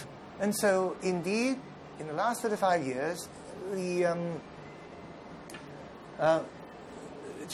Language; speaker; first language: English; non-native, local second language; Cantonese